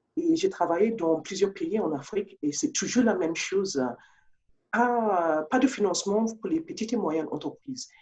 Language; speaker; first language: French; non-native, fluent; English